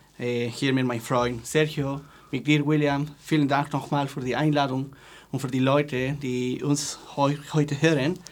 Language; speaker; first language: German; non-native, fluent; Spanish